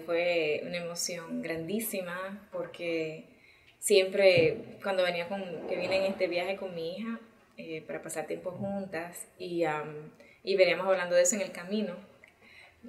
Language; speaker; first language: Spanish; early bilingual, heritage; Spanish